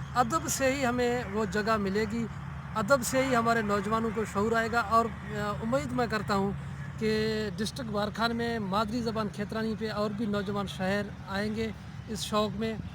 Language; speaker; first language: Urdu; non-native, local second language; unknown